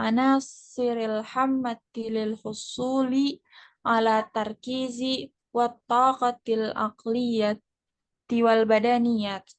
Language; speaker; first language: Arabic; non-native, learner; Indonesian